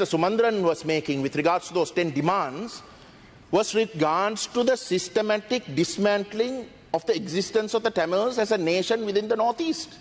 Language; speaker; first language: English; non-native, local second language; Tamil